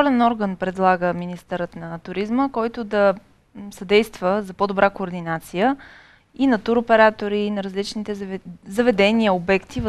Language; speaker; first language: Bulgarian; native; Bulgarian